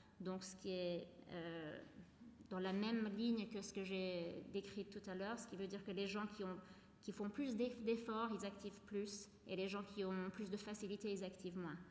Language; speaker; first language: French; non-native, fluent; English